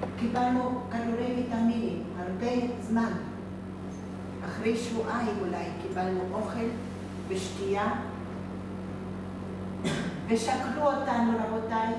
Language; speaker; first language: Hebrew; non-native, fluent; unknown